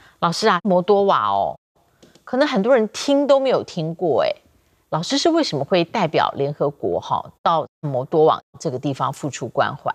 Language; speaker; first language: Chinese; native; Chinese